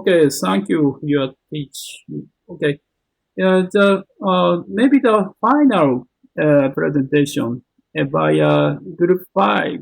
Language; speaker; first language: English; non-native, learner; Japanese